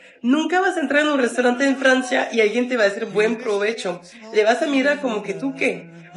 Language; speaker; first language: Spanish; non-native, fluent; French